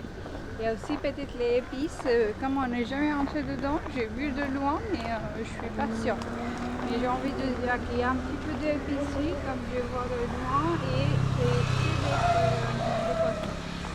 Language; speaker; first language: French; non-native, fluent; Hindi